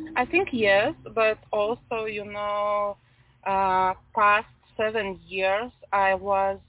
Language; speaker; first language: English; non-native, fluent; Lithuanian